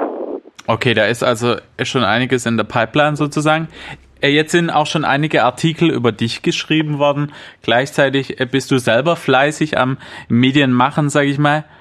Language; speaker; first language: German; native; German